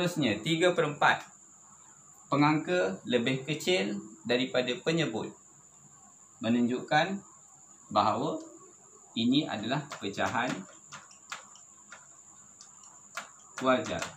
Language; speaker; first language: Malay; native; Malay